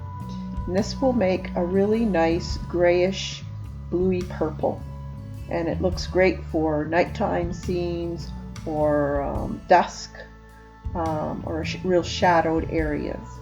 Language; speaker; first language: English; native; English